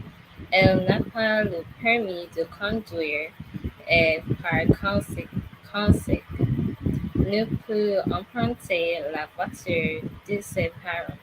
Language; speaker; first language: French; non-native, learner; English